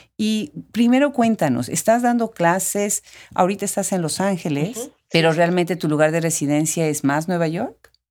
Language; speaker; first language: Spanish; native; Spanish